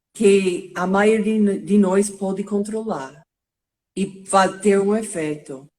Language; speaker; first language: Portuguese; non-native, fluent; English